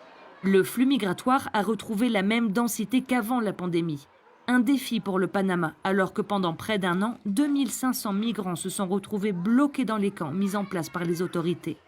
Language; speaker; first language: French; native; French